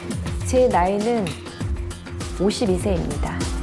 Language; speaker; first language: Korean; native; Korean